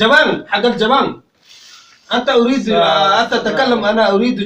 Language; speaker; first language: Arabic; non-native, learner; Somali